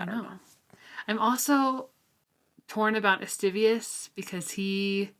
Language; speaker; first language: English; native; English